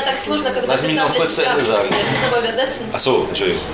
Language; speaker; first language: German; non-native, learner; Russian